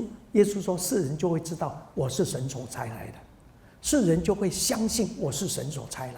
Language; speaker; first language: Chinese; native; Chinese